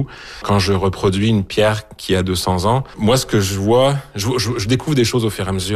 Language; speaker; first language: French; native; French